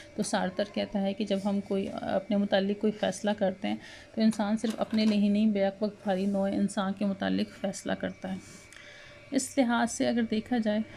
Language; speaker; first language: Urdu; non-native, local second language; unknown